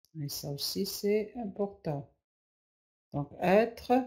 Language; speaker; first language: French; non-native, local second language; Arabic